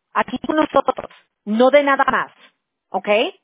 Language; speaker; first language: Spanish; early bilingual, heritage; Spanish